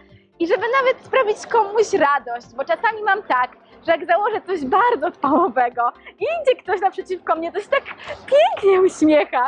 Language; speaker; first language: Polish; native; Polish